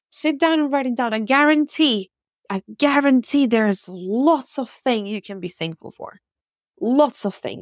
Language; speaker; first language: English; non-native, fluent; Russian